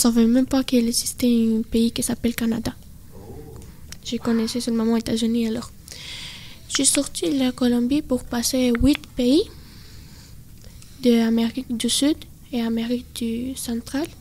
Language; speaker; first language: French; non-native, learner; Spanish